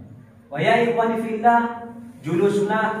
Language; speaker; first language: Arabic; non-native, fluent; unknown